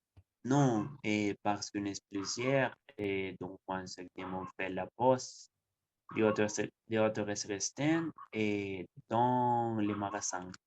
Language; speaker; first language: French; non-native, learner; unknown